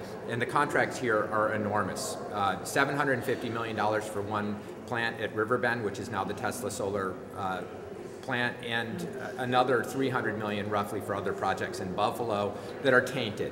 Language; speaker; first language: English; native; English